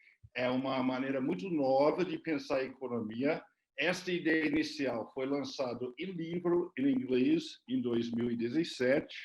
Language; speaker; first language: Portuguese; non-native, fluent; English